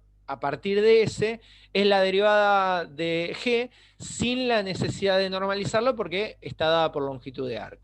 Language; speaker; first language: Spanish; native; Spanish